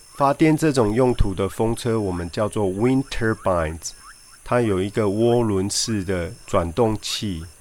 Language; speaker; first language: Chinese; native; Chinese